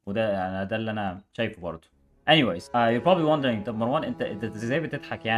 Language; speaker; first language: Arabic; native; Arabic